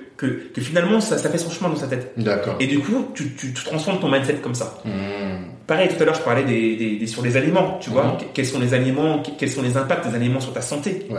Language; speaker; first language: French; native; French